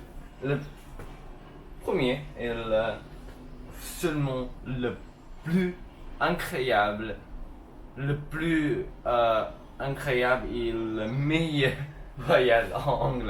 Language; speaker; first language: French; non-native, learner; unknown